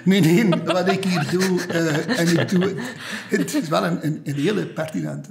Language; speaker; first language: Dutch; native; Dutch